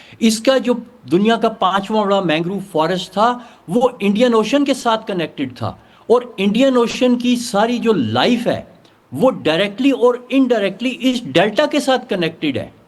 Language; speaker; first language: Urdu; non-native, local second language; Punjabi